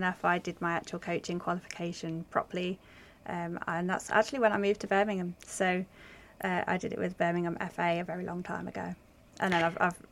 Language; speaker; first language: English; native; English